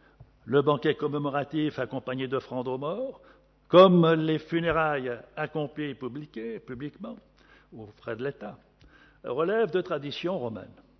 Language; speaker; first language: French; native; French